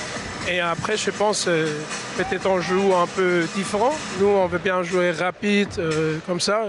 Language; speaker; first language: French; non-native, fluent; Danish